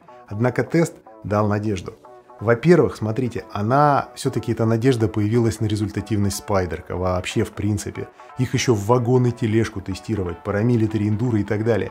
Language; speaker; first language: Russian; native; Russian